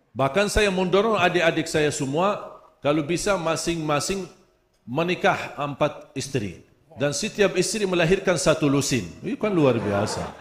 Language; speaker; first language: Malay; non-native, fluent; Arabic